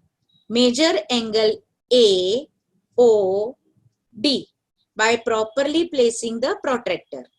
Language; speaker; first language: English; non-native, local second language; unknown